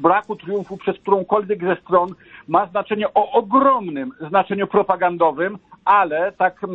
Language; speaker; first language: Polish; native; Polish